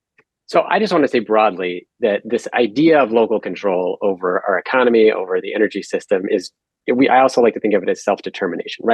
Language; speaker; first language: English; native; English